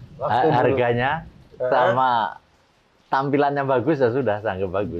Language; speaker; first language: Indonesian; native; Indonesian